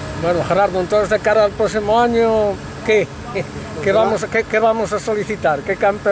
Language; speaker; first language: Spanish; native; Spanish